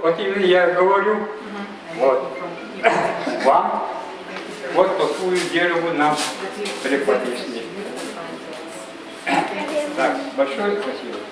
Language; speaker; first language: Russian; non-native, local second language; Yakut